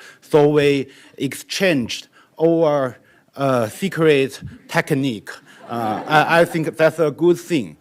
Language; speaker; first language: English; non-native, learner; Chinese